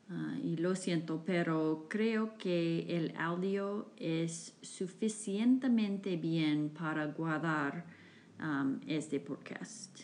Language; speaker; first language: Spanish; non-native, fluent; English